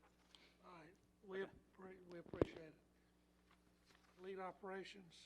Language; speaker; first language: English; native; English